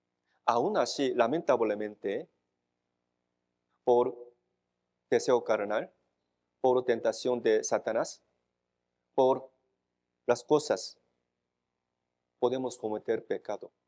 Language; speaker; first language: Spanish; non-native, fluent; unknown